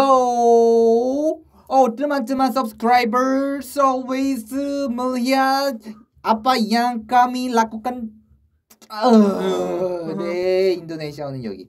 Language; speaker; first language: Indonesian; non-native, learner; Korean